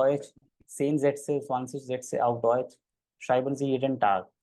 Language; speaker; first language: German; non-native, fluent; Hindi